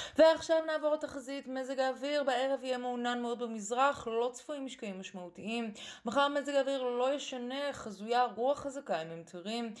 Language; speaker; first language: Hebrew; native; Hebrew